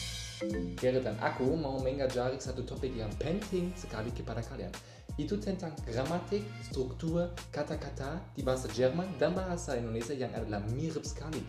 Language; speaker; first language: Indonesian; non-native, learner; German